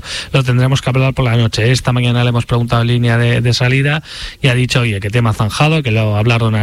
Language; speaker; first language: Spanish; native; Spanish